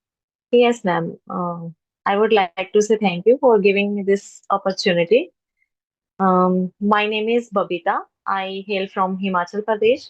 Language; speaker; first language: English; non-native, local second language; Hindi